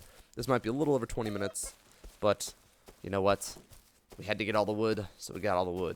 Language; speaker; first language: English; native; English